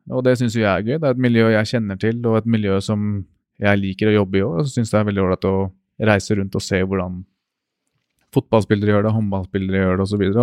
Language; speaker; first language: Norwegian; native; Norwegian